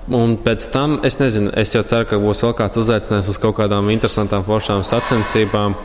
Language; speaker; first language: Latvian; native; Latvian